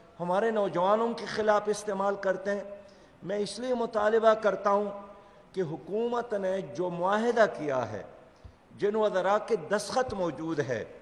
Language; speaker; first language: Urdu; non-native, local second language; Pashto